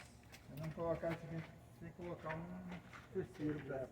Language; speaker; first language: Portuguese; native; Portuguese